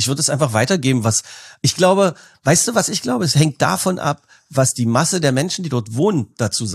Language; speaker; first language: German; native; German